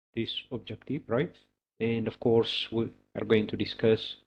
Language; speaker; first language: English; non-native, local second language; Amharic